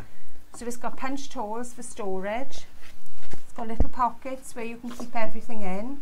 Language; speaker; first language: English; native; English